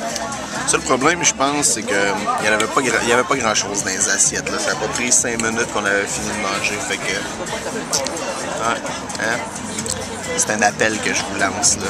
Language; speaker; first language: French; native; French